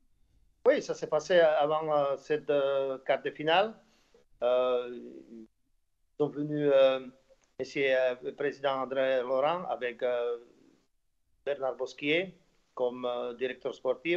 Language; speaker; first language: French; non-native, fluent; Slovak